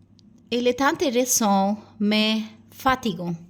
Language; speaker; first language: French; non-native, fluent; Hindi